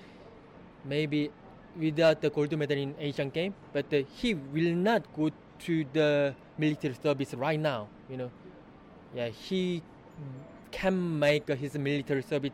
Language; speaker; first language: English; non-native, learner; Korean